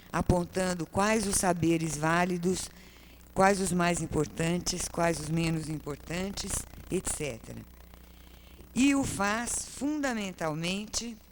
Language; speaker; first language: Portuguese; native; Portuguese